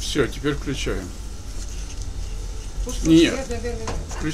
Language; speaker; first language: Russian; native; Russian